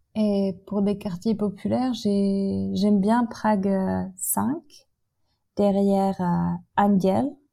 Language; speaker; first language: French; non-native, fluent; Czech